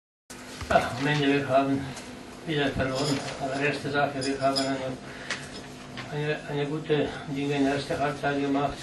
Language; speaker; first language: German; non-native, learner; Slovenian